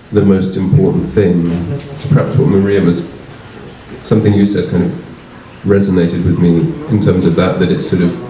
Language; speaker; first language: English; native; English